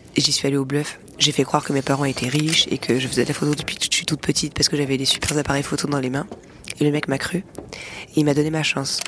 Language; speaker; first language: French; native; French